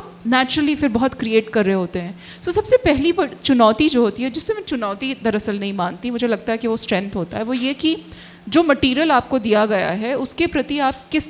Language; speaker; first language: Hindi; native; Hindi